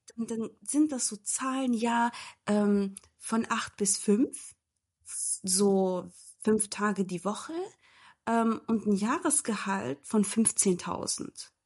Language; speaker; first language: German; early bilingual, other home language; Turkish